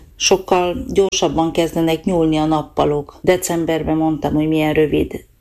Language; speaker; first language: Hungarian; native; Hungarian